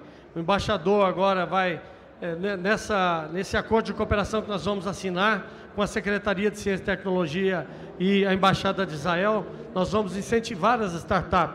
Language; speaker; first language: Portuguese; native; Portuguese